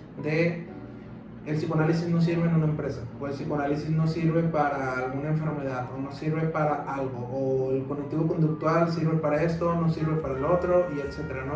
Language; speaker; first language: Spanish; native; Spanish